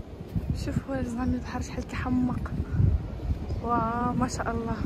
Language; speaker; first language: Arabic; native; Arabic